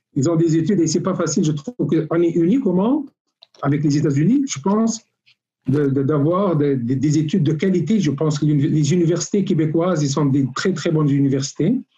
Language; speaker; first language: French; non-native, local second language; Arabic